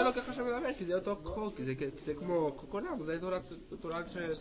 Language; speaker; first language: Hebrew; non-native, learner; Spanish